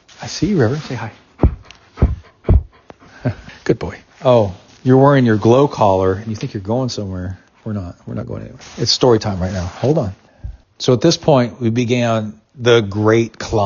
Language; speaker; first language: English; native; English